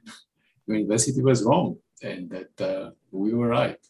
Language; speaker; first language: English; non-native, fluent; Romanian